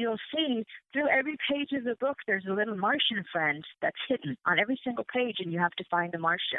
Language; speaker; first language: English; native; English